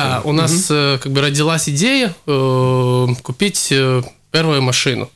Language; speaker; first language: Russian; non-native, local second language; Latvian